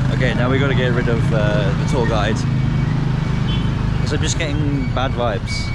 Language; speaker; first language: English; native; English